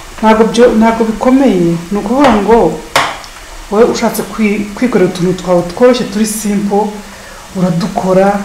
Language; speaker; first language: Kinyarwanda; native; Kinyarwanda